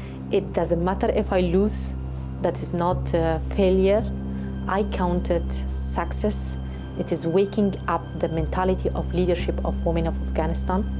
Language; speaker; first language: English; non-native, fluent; Persian